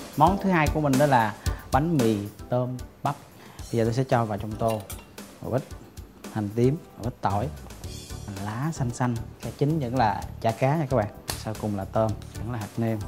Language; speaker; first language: Vietnamese; native; Vietnamese